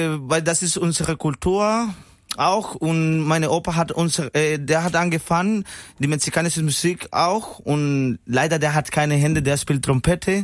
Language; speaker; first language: German; non-native, learner; Spanish